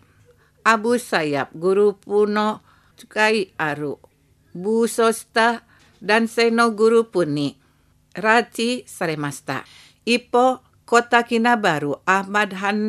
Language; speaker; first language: Japanese; non-native, fluent; Indonesian